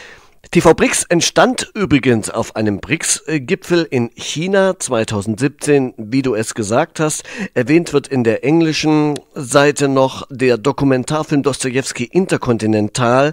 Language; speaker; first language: German; native; German